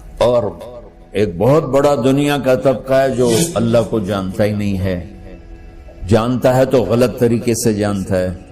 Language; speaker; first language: Urdu; non-native, local second language; Punjabi